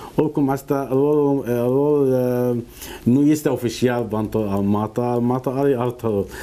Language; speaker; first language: Romanian; non-native, learner; Arabic